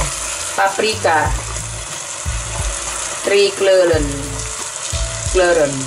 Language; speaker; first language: Dutch; non-native, learner; Thai